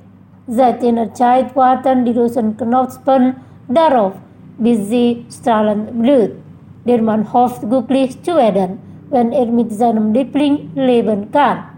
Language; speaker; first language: German; non-native, fluent; Indonesian